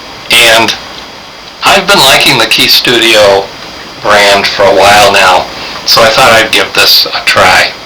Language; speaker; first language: English; native; English